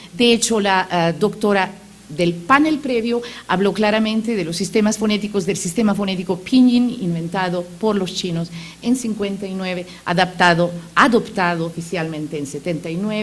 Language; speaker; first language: Spanish; non-native, fluent; Macedonian